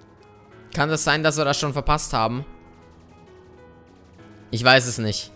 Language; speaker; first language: German; native; German